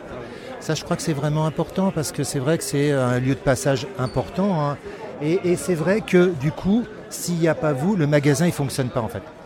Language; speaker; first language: French; native; French